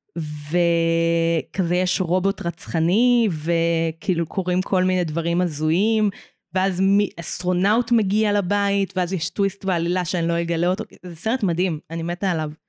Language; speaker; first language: Hebrew; native; Hebrew